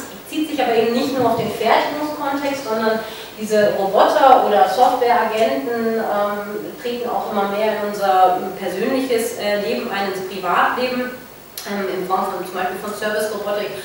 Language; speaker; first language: German; native; German